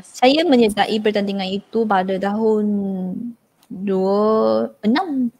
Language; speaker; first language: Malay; non-native, fluent; Chinese